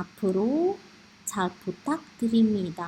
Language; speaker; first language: Korean; non-native, fluent; Indonesian